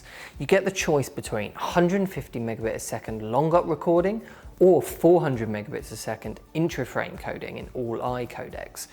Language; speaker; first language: English; native; English